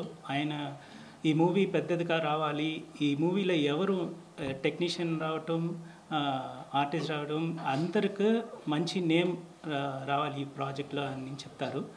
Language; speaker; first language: Telugu; non-native, learner; Tamil